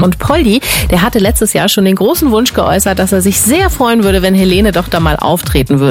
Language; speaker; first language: German; native; German